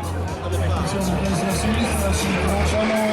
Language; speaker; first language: Italian; native; Italian